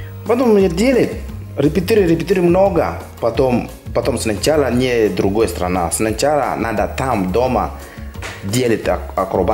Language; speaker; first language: Russian; non-native, learner; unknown